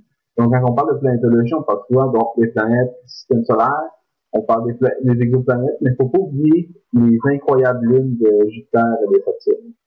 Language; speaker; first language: French; native; French